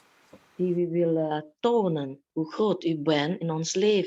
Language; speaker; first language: Dutch; non-native, fluent; Indonesian